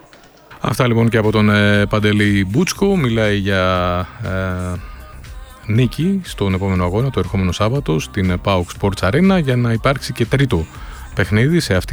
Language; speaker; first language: Greek; native; Greek